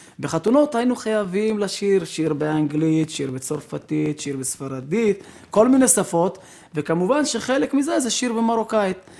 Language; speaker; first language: Hebrew; native; Hebrew